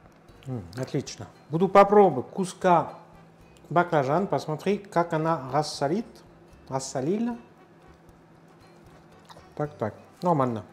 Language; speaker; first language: Russian; non-native, learner; French